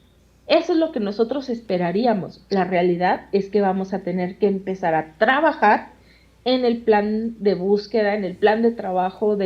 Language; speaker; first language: Spanish; native; Spanish